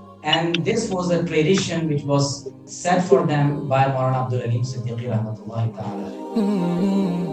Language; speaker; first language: English; non-native, local second language; Urdu